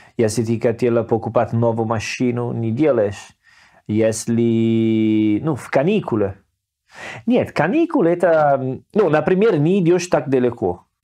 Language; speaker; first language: Russian; non-native, learner; Italian